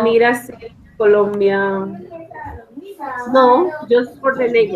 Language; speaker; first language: English; non-native, fluent; Spanish